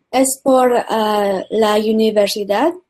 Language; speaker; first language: Spanish; early bilingual, heritage; English